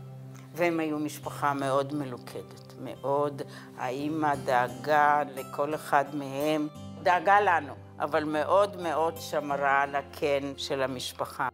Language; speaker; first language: Hebrew; non-native, fluent; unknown